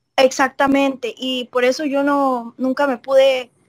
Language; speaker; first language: Spanish; native; Spanish